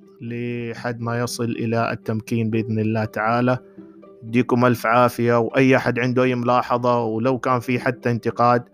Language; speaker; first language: Arabic; native; Arabic